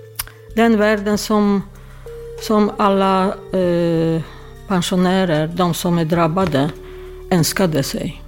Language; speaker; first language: Swedish; non-native, fluent; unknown